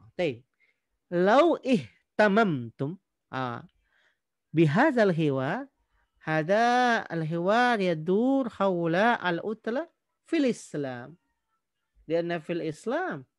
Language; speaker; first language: Arabic; non-native, fluent; Indonesian